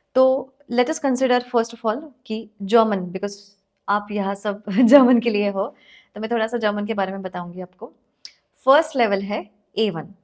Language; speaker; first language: Hindi; non-native, local second language; Marathi